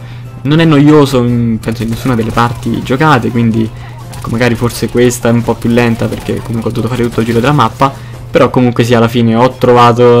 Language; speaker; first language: Italian; native; Italian